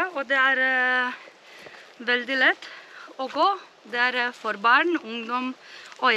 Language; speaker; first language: Norwegian; non-native, fluent; Romanian